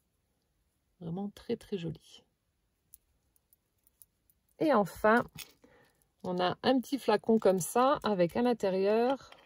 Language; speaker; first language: French; native; French